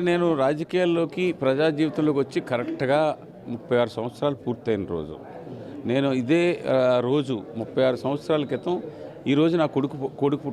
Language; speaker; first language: Telugu; native; Telugu